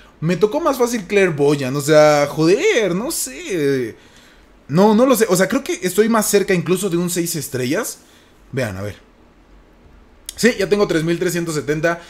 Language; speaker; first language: Spanish; native; Spanish